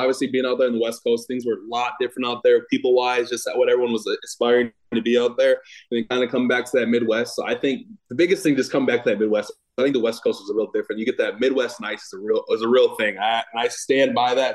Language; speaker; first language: English; native; English